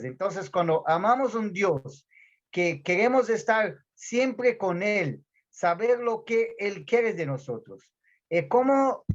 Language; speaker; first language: Spanish; non-native, fluent; Portuguese